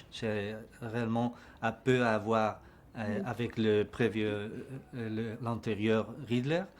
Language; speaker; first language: French; non-native, learner; Spanish